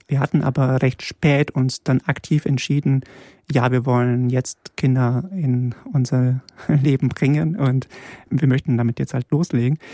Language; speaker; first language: German; early bilingual, other home language; Polish